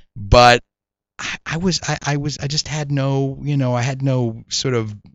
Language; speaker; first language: English; native; English